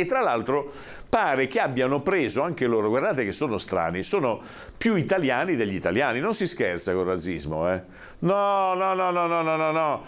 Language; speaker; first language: Italian; native; Italian